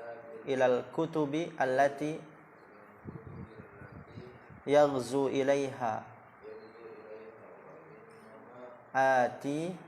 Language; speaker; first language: Arabic; non-native, fluent; Indonesian